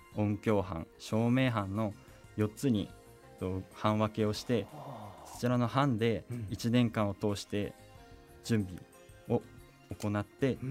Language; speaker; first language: Japanese; native; Japanese